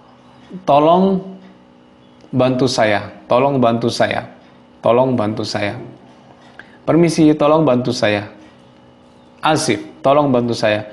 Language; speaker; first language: Arabic; non-native, fluent; Javanese